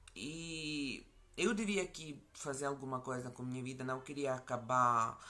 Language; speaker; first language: Portuguese; non-native, fluent; Ukrainian